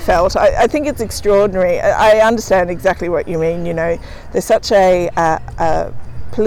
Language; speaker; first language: English; native; English